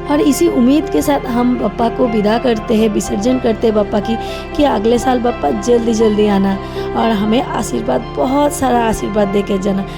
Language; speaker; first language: Hindi; non-native, local second language; Bangla